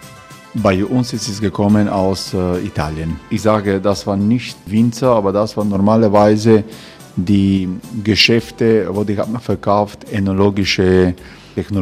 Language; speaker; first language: German; non-native, fluent; Croatian